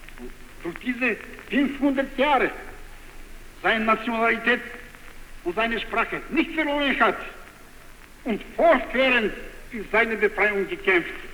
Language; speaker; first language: German; non-native, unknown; Bulgarian